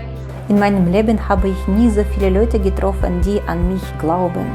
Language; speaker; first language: German; non-native, learner; Ukrainian